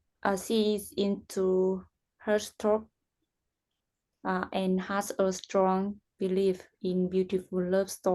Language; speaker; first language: English; non-native, learner; Vietnamese